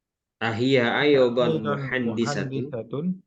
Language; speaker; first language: Arabic; non-native, learner; Indonesian